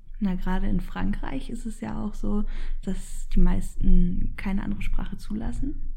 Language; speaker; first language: German; early bilingual, other home language; Polish